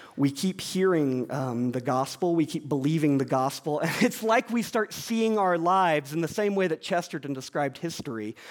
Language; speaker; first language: English; native; English